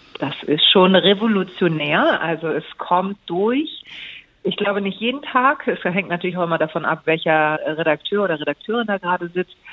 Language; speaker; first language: German; early bilingual, other home language; Greek